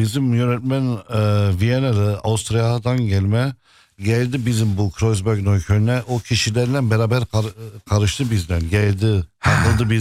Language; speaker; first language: Turkish; non-native, fluent; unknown